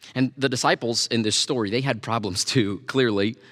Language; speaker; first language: English; native; English